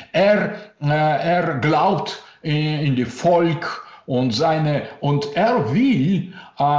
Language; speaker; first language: German; non-native, learner; Russian